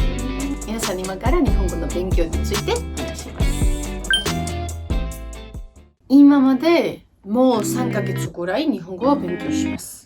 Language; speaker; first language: Japanese; non-native, learner; Georgian